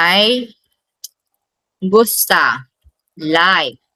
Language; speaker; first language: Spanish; non-native, learner; Filipino